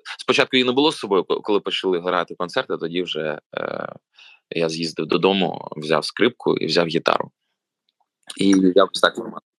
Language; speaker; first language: Ukrainian; non-native, local second language; Russian